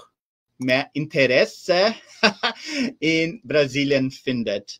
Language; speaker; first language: German; early bilingual, heritage; German